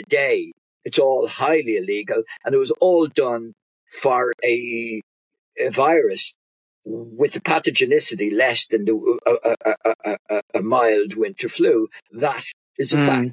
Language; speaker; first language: English; native; English